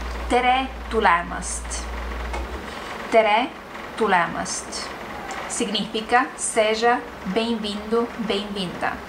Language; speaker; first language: Portuguese; non-native, fluent; Estonian